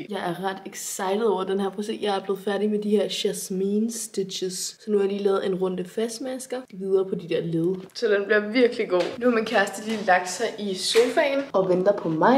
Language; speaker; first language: Danish; native; Danish